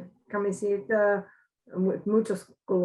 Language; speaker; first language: Spanish; non-native, learner; English